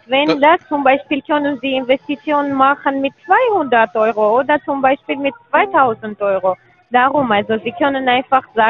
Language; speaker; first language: German; non-native, learner; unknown